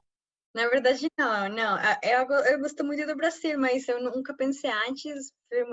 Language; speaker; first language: Portuguese; non-native, fluent; Spanish